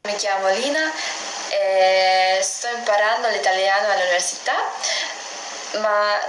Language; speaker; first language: Italian; non-native, learner; English